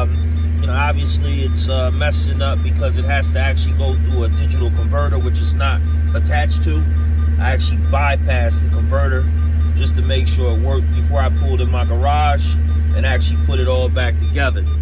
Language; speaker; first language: English; native; English